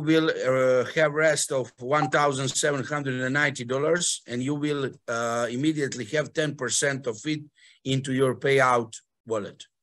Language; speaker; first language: English; non-native, fluent; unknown